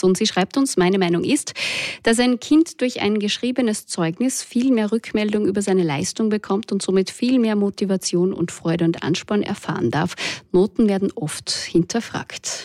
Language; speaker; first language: German; native; German